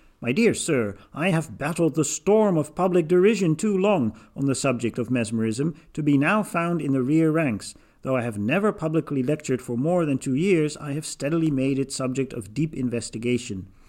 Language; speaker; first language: English; non-native, fluent; Dutch